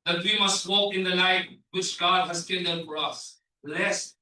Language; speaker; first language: English; non-native, local second language; Filipino